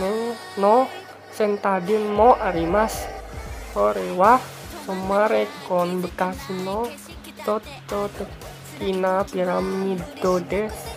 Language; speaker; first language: Japanese; non-native, learner; Indonesian